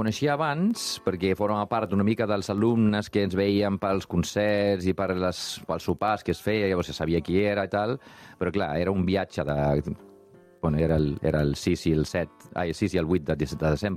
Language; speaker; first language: Catalan; non-native, fluent; Icelandic